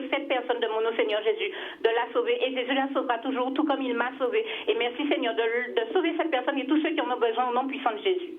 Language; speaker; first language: French; native; French